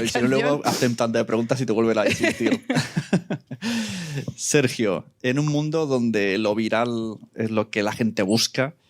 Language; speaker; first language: Spanish; native; Spanish